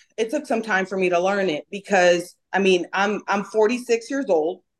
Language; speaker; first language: English; native; English